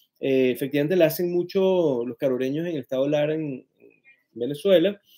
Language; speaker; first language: Spanish; native; Spanish